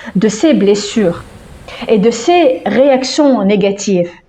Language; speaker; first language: French; non-native, local second language; Arabic